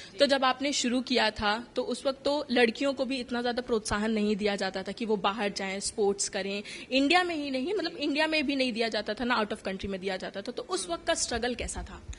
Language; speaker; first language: Hindi; native; Hindi